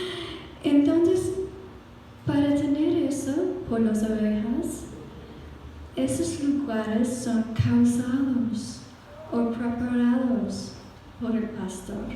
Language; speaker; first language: Spanish; non-native, fluent; English